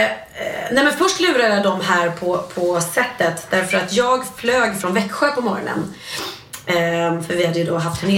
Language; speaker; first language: Swedish; native; Swedish